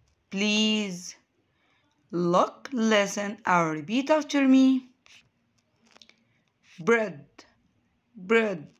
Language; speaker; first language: English; non-native, fluent; Arabic